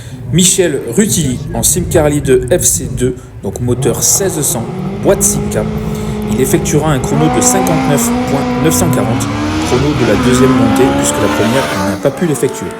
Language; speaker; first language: French; native; French